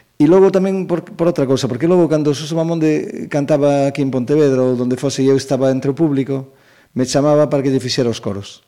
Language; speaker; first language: Galician; native; Galician